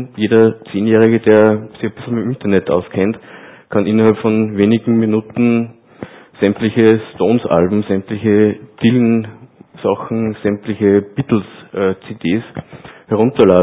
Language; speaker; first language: German; native; German